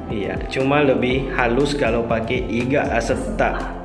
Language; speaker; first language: Indonesian; non-native, local second language; Buginese